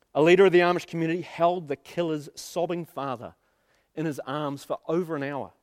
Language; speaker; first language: English; native; English